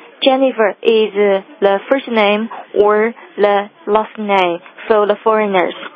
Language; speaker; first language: English; non-native, fluent; Chinese